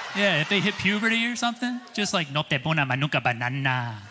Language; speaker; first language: English; native; English